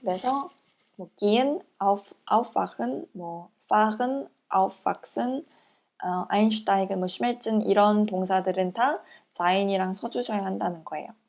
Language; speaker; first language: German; non-native, learner; Korean